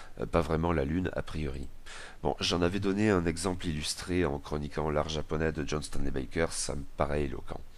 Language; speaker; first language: French; native; French